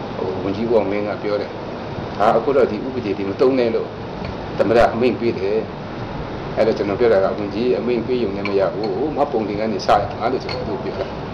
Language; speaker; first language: Burmese; non-native, local second language; Kachin